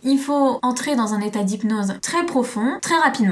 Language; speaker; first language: French; native; French